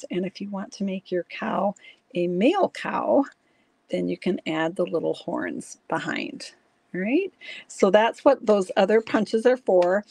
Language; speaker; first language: English; native; English